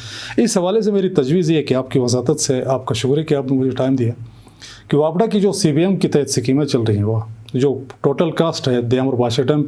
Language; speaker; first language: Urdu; non-native, local second language; Shina